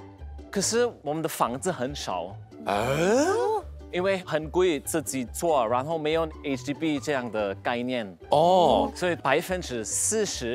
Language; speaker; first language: Chinese; non-native, fluent; German